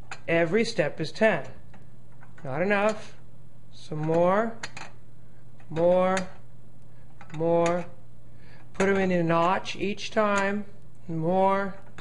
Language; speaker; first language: English; native; English